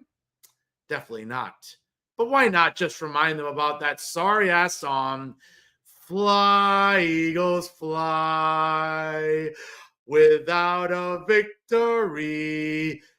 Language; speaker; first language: English; native; English